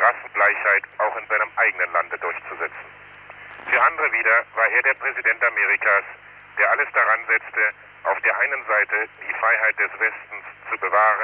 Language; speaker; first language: German; native; German